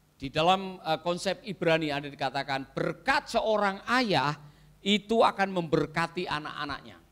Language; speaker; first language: Indonesian; native; Indonesian